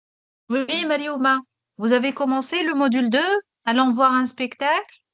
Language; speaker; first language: French; non-native, local second language; Arabic